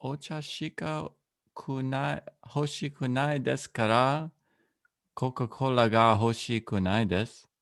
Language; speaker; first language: Japanese; non-native, learner; English